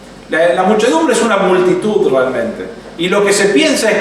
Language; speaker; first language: Spanish; native; Spanish